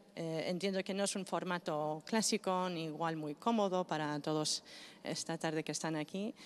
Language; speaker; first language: Spanish; non-native, fluent; Greek